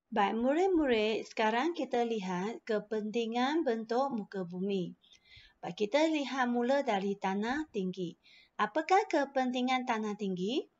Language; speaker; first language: Malay; non-native, local second language; Chinese